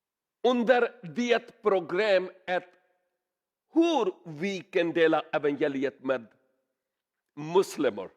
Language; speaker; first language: Swedish; non-native, learner; Urdu